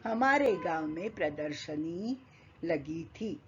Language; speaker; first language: Hindi; non-native, local second language; Marathi